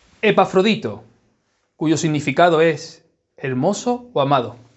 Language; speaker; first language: Spanish; native; Spanish